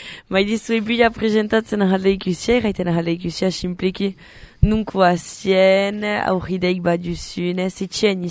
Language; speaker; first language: Basque; native; Basque